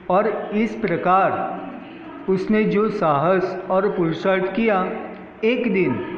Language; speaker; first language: Hindi; non-native, local second language; Gujarati